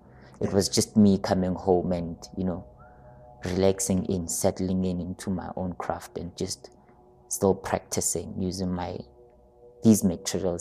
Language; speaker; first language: English; non-native, local second language; Northern Sotho